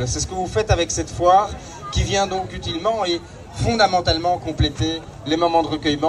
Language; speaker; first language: French; native; French